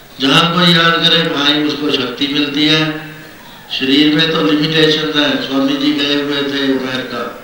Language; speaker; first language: Hindi; non-native, local second language; Punjabi